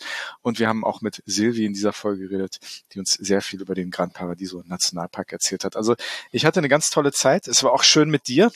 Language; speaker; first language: German; native; German